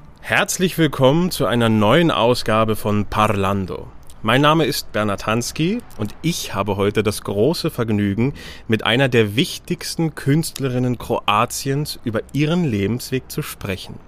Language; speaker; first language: German; native; German